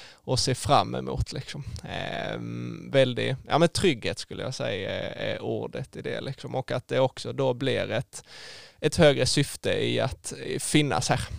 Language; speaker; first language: Swedish; native; Swedish